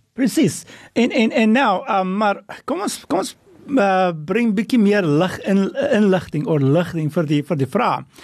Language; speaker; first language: Afrikaans; non-native, fluent; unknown